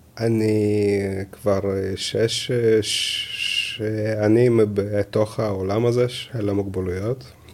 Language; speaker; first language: Hebrew; early bilingual, other home language; Russian